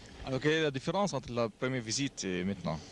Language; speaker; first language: French; non-native, learner; Arabic